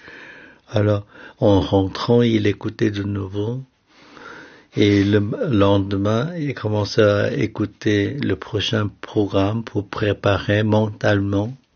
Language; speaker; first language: French; non-native, fluent; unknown